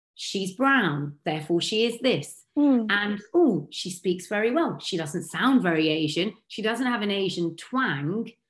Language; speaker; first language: English; native; English